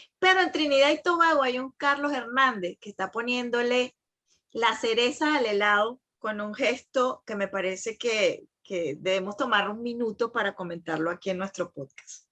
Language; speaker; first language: Spanish; native; Spanish